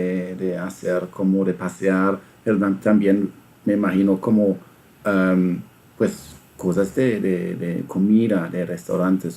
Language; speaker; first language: Spanish; non-native, fluent; German